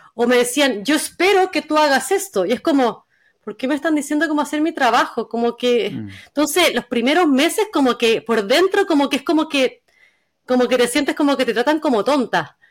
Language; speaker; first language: Spanish; native; Spanish